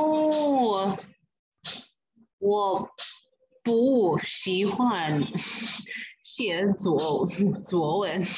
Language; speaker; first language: Chinese; non-native, learner; English